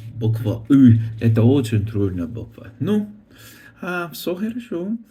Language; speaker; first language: Russian; non-native, learner; English